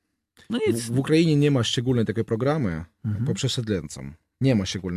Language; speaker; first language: Polish; non-native, learner; Russian